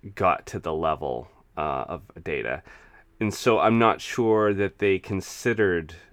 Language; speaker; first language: English; native; English